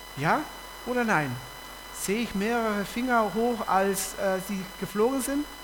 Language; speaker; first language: German; non-native, fluent; Spanish